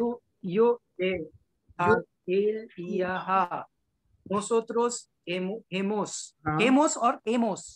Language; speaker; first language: Spanish; non-native, learner; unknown